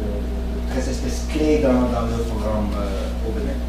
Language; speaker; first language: French; non-native, fluent; English